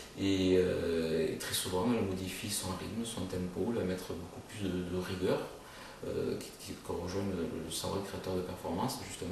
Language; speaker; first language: French; native; French